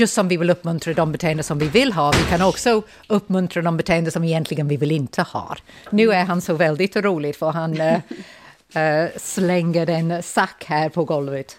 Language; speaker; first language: Swedish; non-native, fluent; English